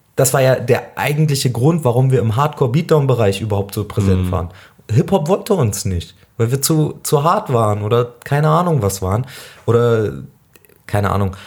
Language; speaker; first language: German; native; German